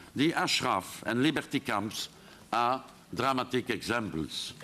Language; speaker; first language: English; non-native, fluent; French